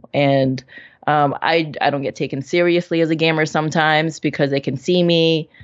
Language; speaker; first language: English; native; English